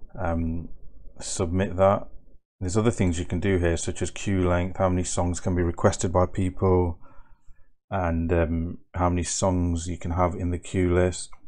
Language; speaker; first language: English; native; English